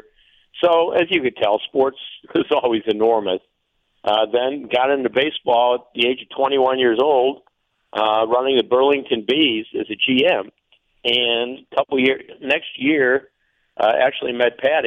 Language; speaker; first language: English; native; English